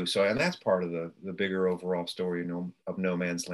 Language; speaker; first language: English; native; English